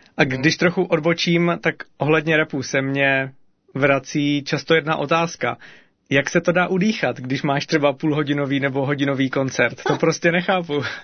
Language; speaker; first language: Czech; native; Czech